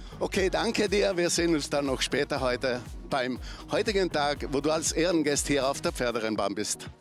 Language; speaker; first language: German; native; German